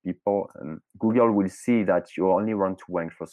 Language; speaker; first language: English; non-native, fluent; French